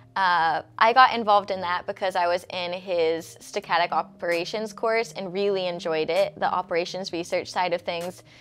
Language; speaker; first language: English; native; English